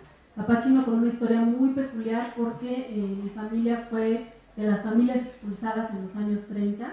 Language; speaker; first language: Spanish; native; Spanish